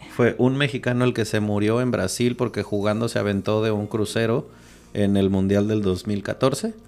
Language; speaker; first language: Spanish; native; Spanish